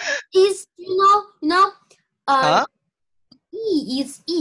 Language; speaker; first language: English; non-native, learner; Chinese